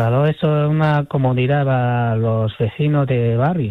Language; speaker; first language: Spanish; non-native, fluent; Chinese